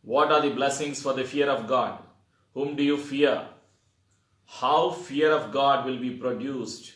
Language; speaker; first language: English; non-native, local second language; Telugu